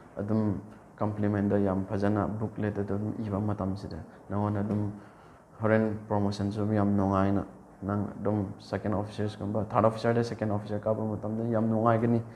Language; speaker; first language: Manipuri; non-native, local second language; Rongmei Naga